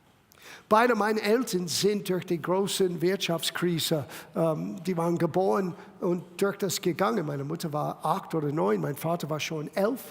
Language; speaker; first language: German; non-native, fluent; English